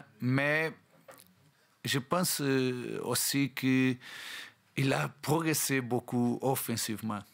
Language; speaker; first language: French; non-native, learner; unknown